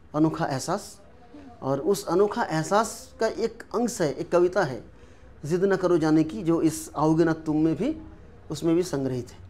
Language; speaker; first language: Hindi; non-native, local second language; Bangla